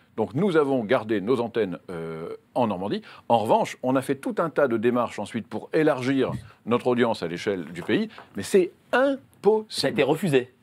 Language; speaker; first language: French; native; French